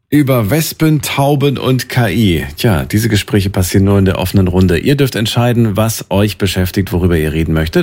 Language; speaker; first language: German; native; German